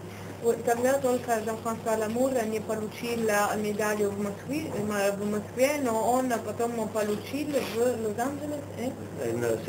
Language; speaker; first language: Russian; non-native, fluent; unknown